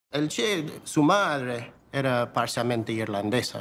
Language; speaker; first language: Spanish; non-native, fluent; English